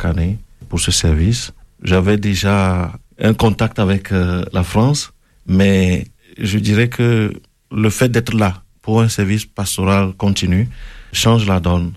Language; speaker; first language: French; non-native, local second language; Ewe